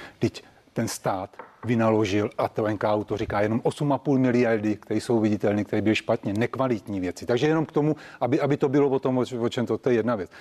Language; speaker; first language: Czech; native; Czech